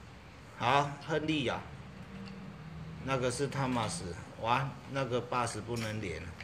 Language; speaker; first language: Chinese; native; Chinese